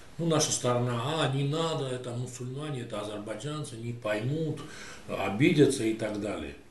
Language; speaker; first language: Russian; non-native, local second language; Azerbaijani